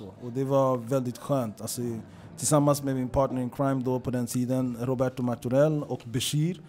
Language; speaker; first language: Swedish; early bilingual, other home language; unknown